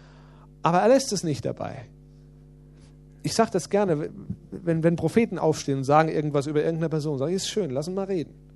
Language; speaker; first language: German; native; German